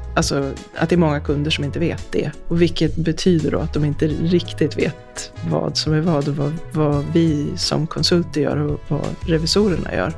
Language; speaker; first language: Swedish; native; Swedish